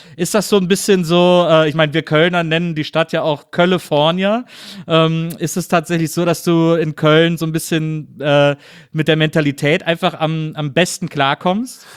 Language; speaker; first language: German; native; German